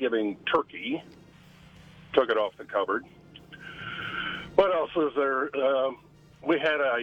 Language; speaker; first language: English; native; English